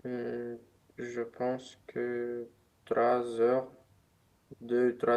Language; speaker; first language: French; non-native, learner; Romanian